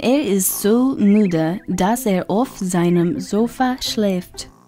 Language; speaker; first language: German; non-native, fluent; English